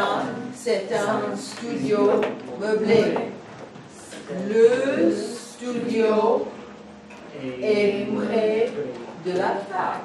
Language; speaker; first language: French; non-native, fluent; English